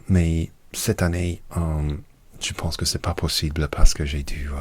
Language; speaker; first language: French; non-native, learner; English